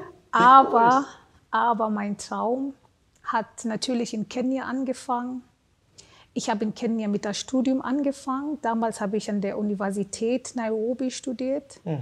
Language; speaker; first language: German; non-native, fluent; Swahili